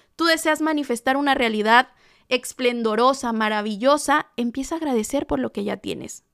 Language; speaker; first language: Spanish; native; Spanish